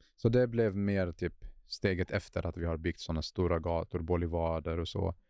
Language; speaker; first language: Swedish; non-native, fluent; Arabic